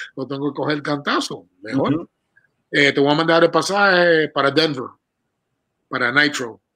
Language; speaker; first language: Spanish; early bilingual, heritage; Spanish